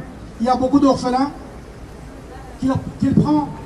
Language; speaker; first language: French; non-native, fluent; Uyghur